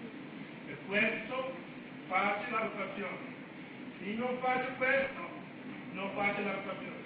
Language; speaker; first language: Italian; non-native, learner; Romanian